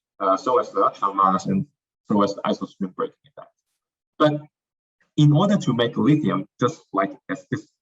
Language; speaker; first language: English; non-native, fluent; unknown